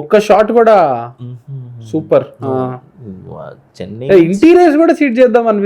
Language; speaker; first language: Telugu; native; Telugu